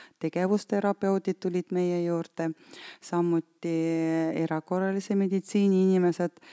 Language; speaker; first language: Estonian; non-native, local second language; Russian